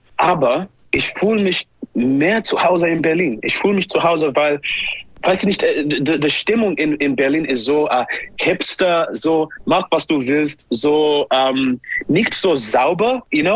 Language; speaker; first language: German; non-native, learner; English